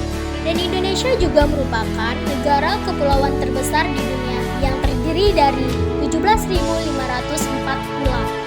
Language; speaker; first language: Indonesian; native; Indonesian